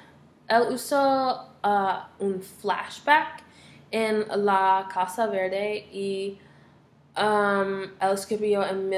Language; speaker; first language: Spanish; non-native, learner; English